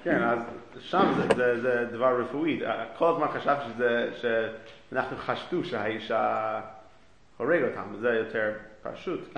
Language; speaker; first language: Hebrew; non-native, fluent; English